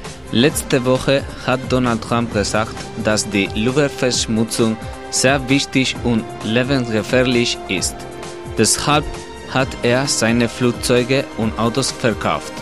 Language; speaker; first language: German; non-native, learner; Spanish